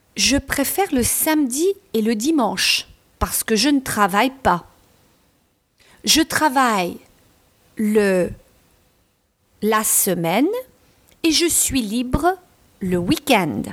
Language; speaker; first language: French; non-native, fluent; English